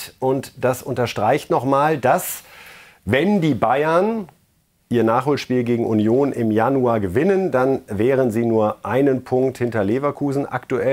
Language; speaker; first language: German; native; German